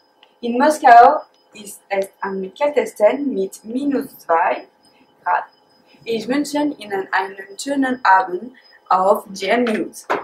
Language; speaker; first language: German; non-native, learner; French